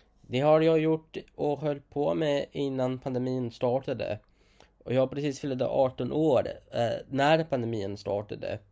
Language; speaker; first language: Swedish; non-native, fluent; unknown